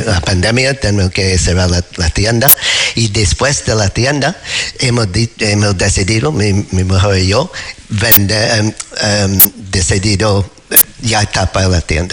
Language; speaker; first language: Spanish; non-native, learner; English